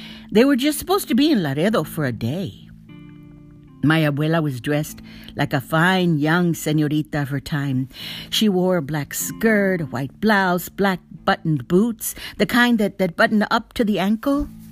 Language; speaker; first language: English; early bilingual, other home language; Spanish